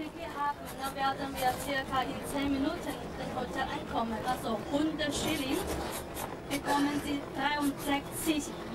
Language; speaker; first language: German; non-native, learner; Chinese